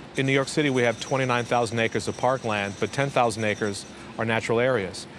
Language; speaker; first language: English; native; English